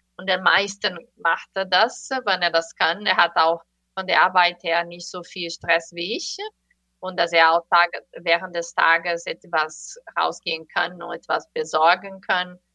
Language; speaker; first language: German; non-native, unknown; Portuguese